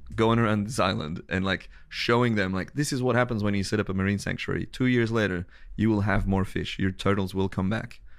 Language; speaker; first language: English; non-native, fluent; Dutch